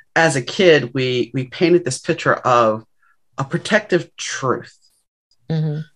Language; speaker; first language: English; native; English